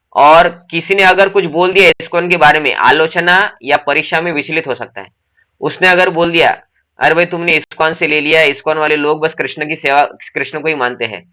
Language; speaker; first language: Hindi; non-native, local second language; Marathi